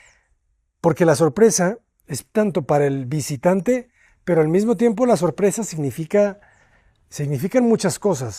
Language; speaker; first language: Spanish; native; Spanish